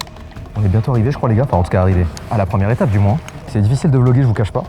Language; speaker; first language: French; native; French